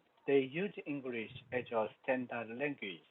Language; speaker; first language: English; non-native, learner; Korean